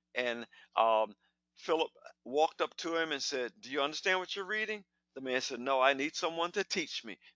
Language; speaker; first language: English; native; English